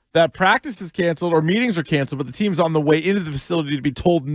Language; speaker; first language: English; native; English